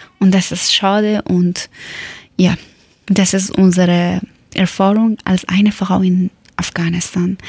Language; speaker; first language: German; non-native, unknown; Persian